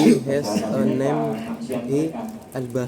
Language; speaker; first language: English; non-native, learner; Indonesian